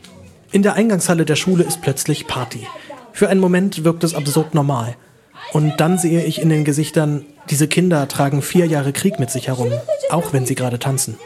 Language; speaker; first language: German; native; German